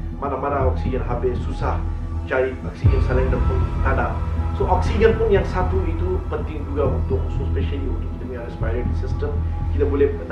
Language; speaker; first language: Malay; non-native, learner; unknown